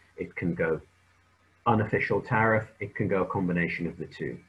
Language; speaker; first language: English; native; English